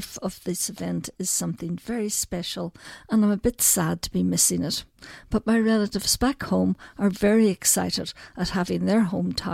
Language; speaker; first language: English; native; English